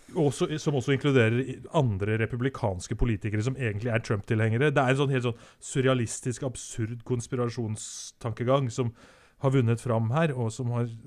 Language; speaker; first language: Norwegian; native; Norwegian